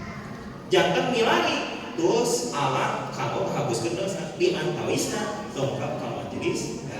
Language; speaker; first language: Indonesian; non-native, local second language; Sundanese